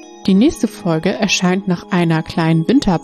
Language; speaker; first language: German; native; German